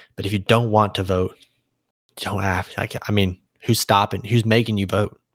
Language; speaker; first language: English; native; English